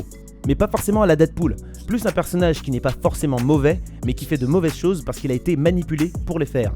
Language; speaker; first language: French; native; French